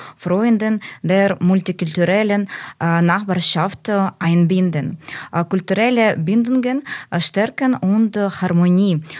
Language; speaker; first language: German; non-native, learner; Ukrainian